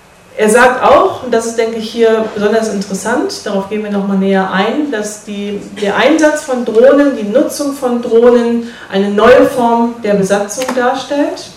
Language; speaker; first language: German; native; German